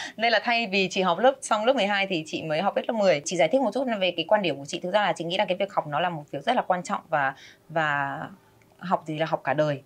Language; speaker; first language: Vietnamese; early bilingual, other home language; Spanish